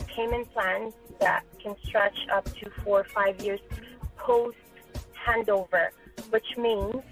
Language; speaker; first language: English; non-native, fluent; Portuguese